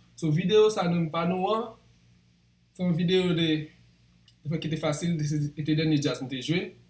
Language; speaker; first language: French; non-native, local second language; Haitian Creole